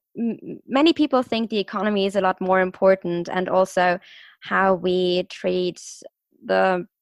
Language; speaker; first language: English; non-native, fluent; German